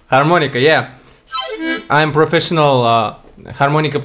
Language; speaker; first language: English; non-native, fluent; Russian